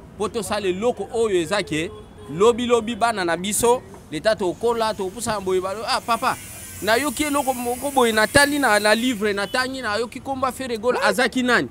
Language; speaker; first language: Lingala; native; Lingala